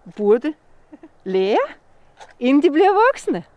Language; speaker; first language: Danish; non-native, fluent; Russian